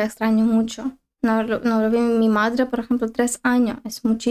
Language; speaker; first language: Spanish; non-native, learner; Ukrainian